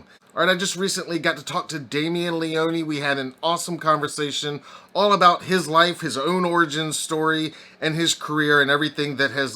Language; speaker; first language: English; native; English